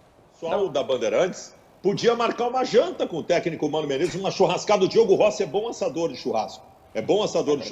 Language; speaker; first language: Portuguese; native; Portuguese